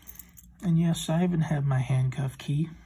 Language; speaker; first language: English; native; English